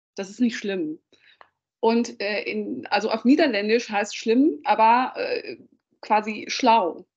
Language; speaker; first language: German; early bilingual, other home language; Dutch